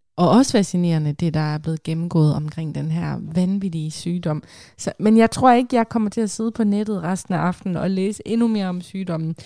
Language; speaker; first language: Danish; native; Danish